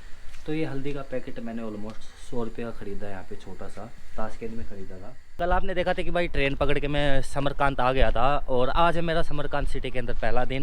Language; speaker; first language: Hindi; native; Hindi